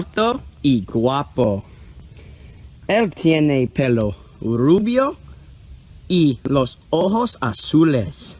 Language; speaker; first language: Spanish; non-native, learner; English